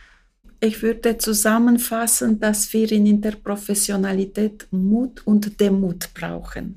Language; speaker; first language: German; non-native, fluent; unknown